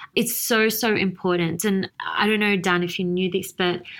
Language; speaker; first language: English; native; English